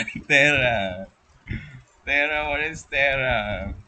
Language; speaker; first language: English; non-native, local second language; Filipino